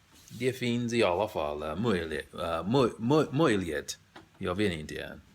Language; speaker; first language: Swedish; non-native, learner; English